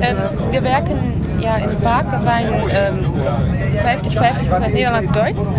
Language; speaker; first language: Dutch; non-native, learner; German